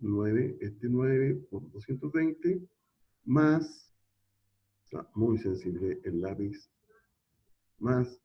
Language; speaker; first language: Spanish; native; Spanish